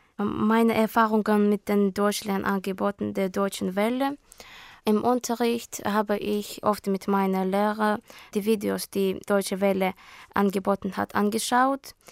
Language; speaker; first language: German; non-native, learner; Azerbaijani